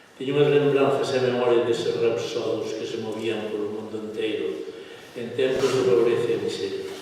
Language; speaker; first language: Galician; native; Galician